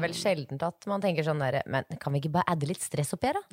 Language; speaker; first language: Norwegian; native; Norwegian